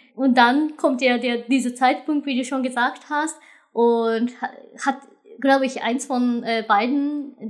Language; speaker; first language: German; non-native, learner; Japanese